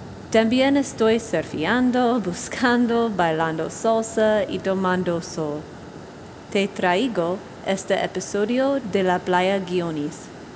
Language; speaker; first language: Spanish; non-native, learner; English